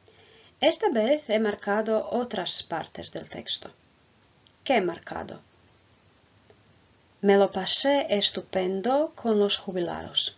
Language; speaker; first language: Spanish; non-native, fluent; Croatian